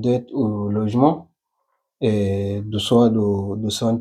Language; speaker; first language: French; non-native, learner; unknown